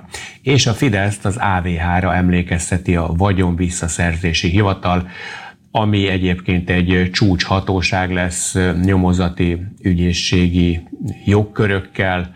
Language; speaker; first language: Hungarian; native; Hungarian